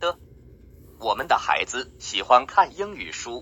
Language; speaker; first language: Chinese; non-native, learner; English